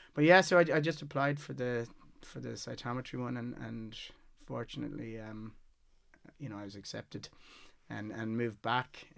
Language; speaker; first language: English; native; English